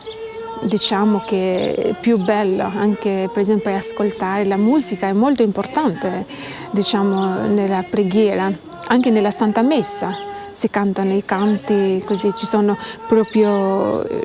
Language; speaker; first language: Italian; non-native, fluent; Albanian